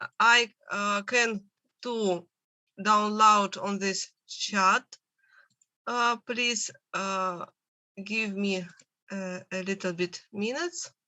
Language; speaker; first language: English; non-native, learner; Russian